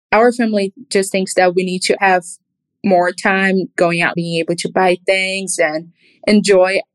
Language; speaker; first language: English; non-native, fluent; Portuguese